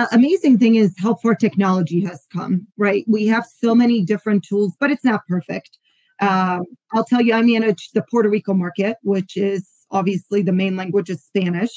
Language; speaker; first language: English; non-native, fluent; Polish